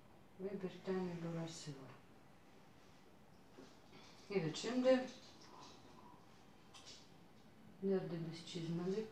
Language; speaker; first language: Turkish; non-native, learner; Russian